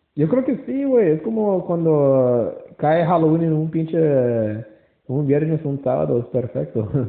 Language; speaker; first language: Spanish; early bilingual, heritage; Spanish